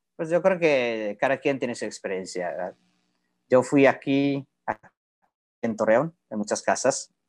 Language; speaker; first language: Spanish; non-native, learner; Indonesian